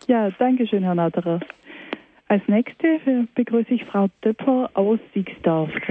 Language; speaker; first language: German; native; German